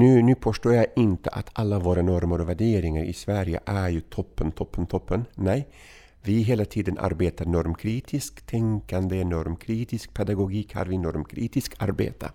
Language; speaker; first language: Swedish; non-native, fluent; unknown